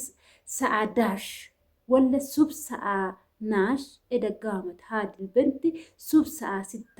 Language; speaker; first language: Arabic; non-native, learner; Oromo